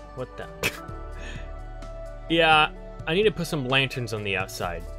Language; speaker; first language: English; native; English